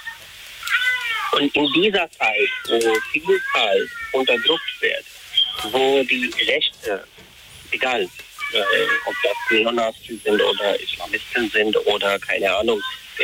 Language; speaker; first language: German; non-native, fluent; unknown